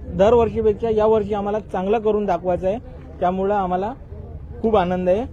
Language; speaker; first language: Marathi; non-native, local second language; Lambadi